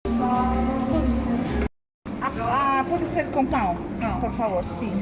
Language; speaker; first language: Portuguese; non-native, learner; Spanish